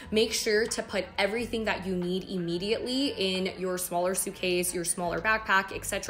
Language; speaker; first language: English; native; English